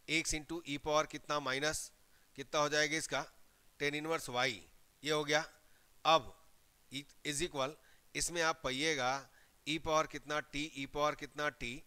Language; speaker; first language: Hindi; native; Hindi